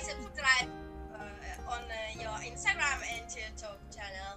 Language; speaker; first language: English; non-native, learner; Russian